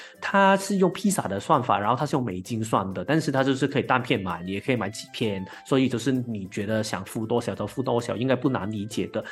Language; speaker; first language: Chinese; non-native, local second language; Cantonese